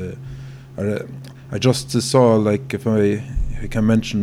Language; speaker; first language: English; non-native, fluent; Yiddish